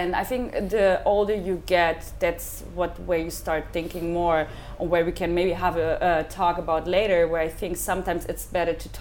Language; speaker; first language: English; non-native, fluent; German